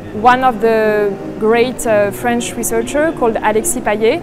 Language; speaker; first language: English; non-native, fluent; French